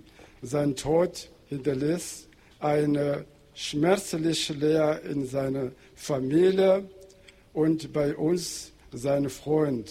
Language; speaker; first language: German; non-native, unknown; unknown